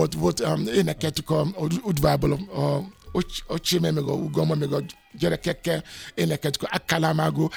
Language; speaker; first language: Hungarian; non-native, learner; Yoruba